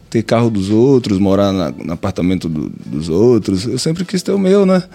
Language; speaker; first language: Portuguese; native; Portuguese